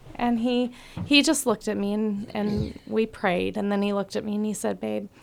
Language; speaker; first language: English; native; English